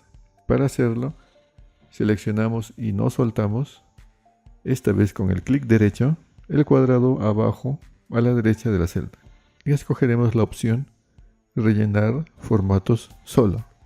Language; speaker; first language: Spanish; native; Spanish